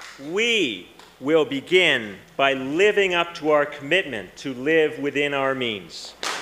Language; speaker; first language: English; native; English